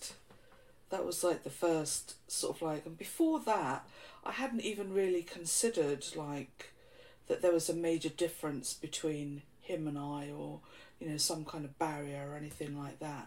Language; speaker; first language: English; native; English